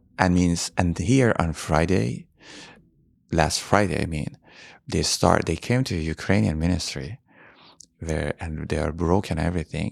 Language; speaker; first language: English; non-native, fluent; Persian